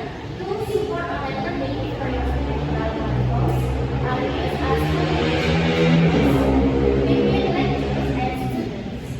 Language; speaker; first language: English; non-native, learner; Indonesian